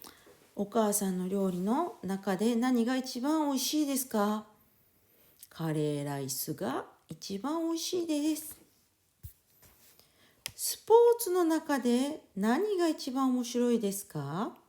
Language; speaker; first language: Japanese; non-native, fluent; French